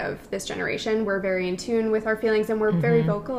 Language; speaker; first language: English; native; English